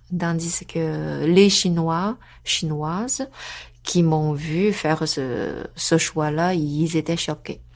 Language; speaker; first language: French; non-native, fluent; Chinese